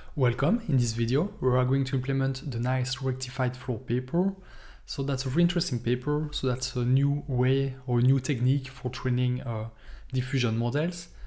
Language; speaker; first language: English; non-native, fluent; French